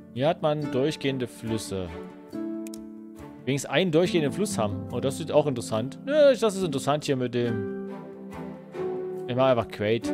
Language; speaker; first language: German; native; German